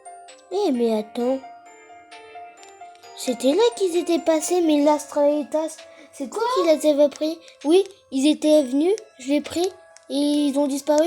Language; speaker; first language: French; native; French